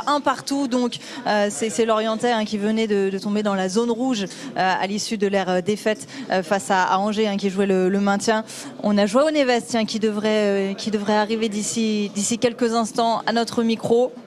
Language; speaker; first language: French; native; French